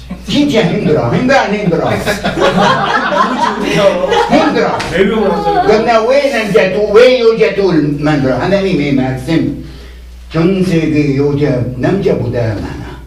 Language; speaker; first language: Korean; non-native, learner; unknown